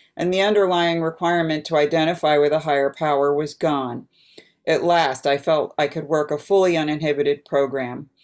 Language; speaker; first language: English; native; English